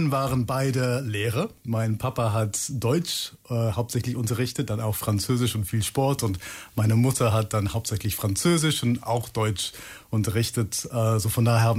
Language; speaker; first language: German; non-native, fluent; English